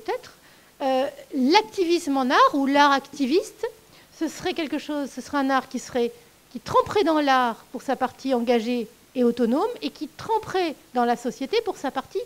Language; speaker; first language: French; native; French